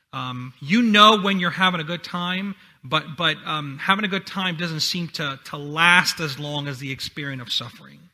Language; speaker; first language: English; non-native, fluent; Spanish